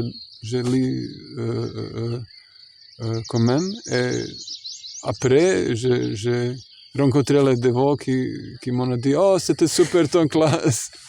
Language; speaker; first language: French; non-native, fluent; Croatian